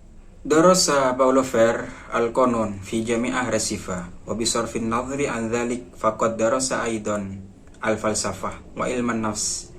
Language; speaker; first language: Arabic; non-native, learner; Indonesian